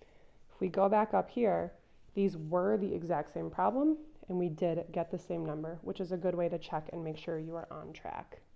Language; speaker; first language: English; native; English